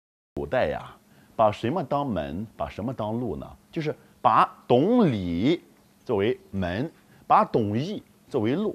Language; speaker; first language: Chinese; native; Chinese